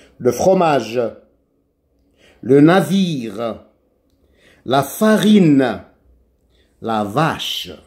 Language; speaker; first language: French; non-native, local second language; Arabic